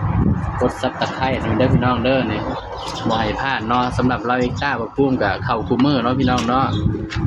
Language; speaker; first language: Thai; non-native, local second language; Northeastern Thai